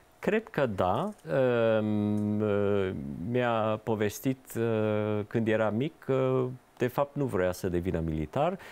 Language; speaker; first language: Romanian; early bilingual, heritage; Romanian